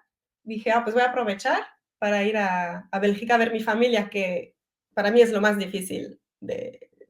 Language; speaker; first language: Spanish; early bilingual, heritage; French